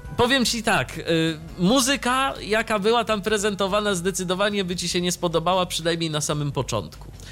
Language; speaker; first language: Polish; native; Polish